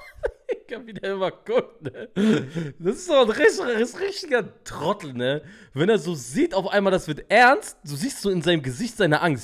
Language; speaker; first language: German; native; German